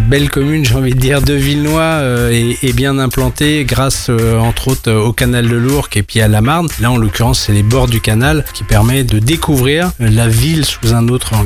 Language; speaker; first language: French; native; French